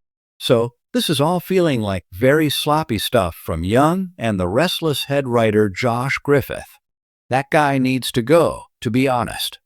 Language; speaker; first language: English; native; English